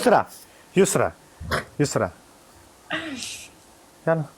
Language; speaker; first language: Arabic; non-native, learner; Pashto